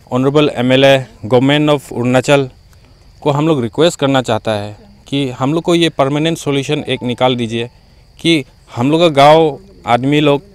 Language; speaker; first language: Hindi; non-native, local second language; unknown